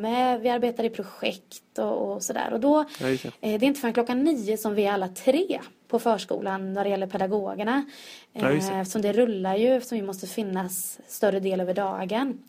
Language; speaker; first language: Swedish; native; Swedish